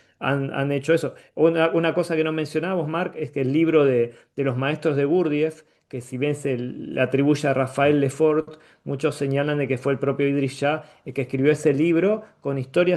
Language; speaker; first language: Spanish; native; Spanish